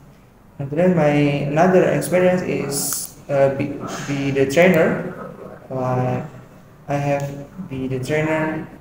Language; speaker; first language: English; non-native, learner; Indonesian